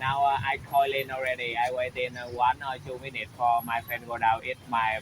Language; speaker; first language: English; non-native, learner; Vietnamese